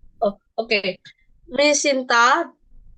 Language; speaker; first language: English; non-native, learner; Indonesian